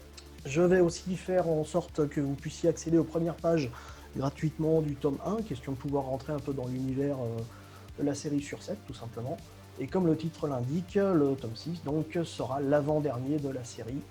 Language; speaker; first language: French; native; French